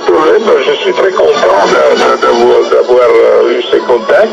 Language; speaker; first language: French; non-native, fluent; Italian